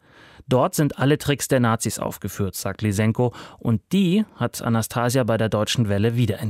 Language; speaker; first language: German; native; German